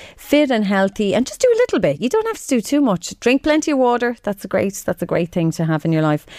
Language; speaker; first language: English; native; English